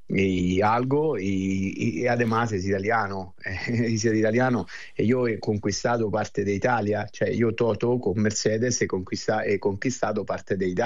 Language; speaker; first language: Spanish; non-native, fluent; Italian